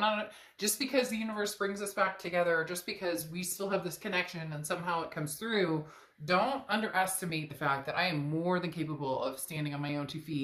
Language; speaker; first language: English; native; English